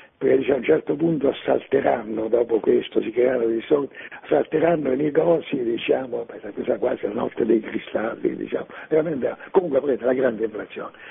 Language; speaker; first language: Italian; native; Italian